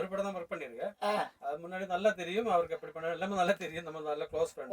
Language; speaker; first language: Tamil; non-native, learner; Malayalam